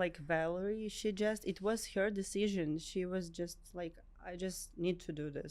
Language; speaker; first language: English; non-native, learner; Ukrainian